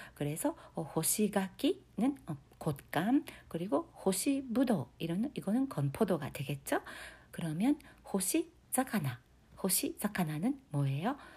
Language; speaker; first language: Korean; non-native, fluent; Japanese